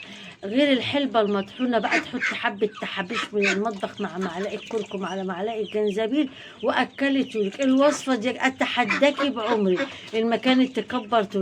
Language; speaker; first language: Arabic; native; Arabic